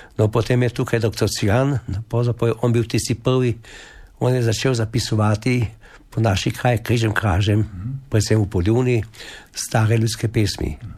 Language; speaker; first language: Slovenian; native; Slovenian